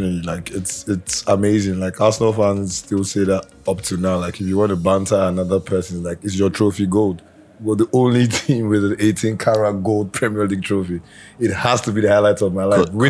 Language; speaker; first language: English; native; English